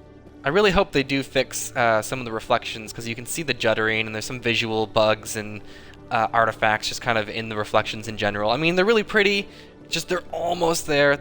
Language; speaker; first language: English; native; English